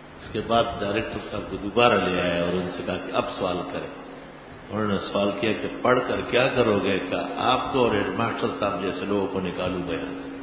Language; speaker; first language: Urdu; non-native, local second language; Pashto